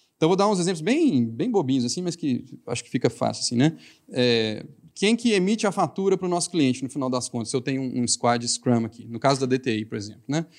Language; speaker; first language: Portuguese; native; Portuguese